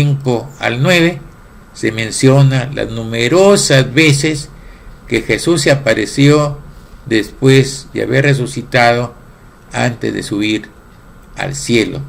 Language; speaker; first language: Spanish; native; Spanish